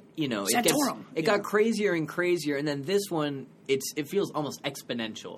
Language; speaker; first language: English; native; English